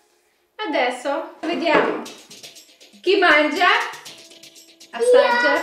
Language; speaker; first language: Italian; non-native, fluent; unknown